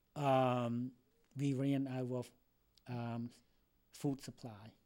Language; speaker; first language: English; non-native, fluent; Khmer